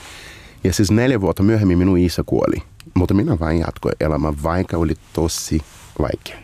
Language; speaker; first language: Finnish; non-native, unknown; Portuguese